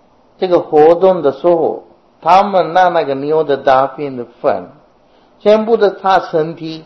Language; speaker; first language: Chinese; non-native, fluent; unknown